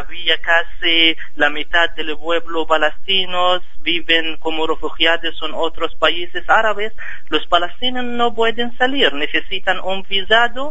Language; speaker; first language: Spanish; non-native, fluent; Arabic